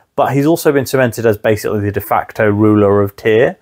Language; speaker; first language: English; native; English